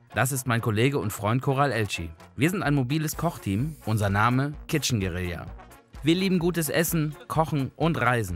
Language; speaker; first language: German; native; German